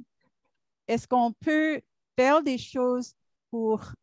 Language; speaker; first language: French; non-native, learner; English